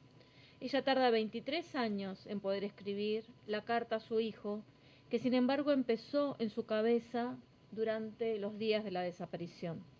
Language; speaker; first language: Spanish; native; Spanish